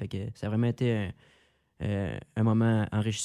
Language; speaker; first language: French; native; French